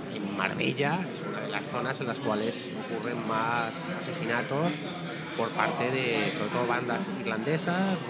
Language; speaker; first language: Spanish; native; Spanish